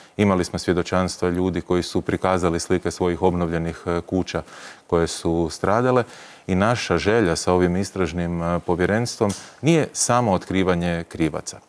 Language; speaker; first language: Croatian; native; Croatian